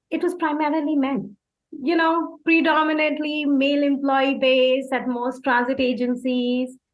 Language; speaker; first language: English; non-native, local second language; Hindi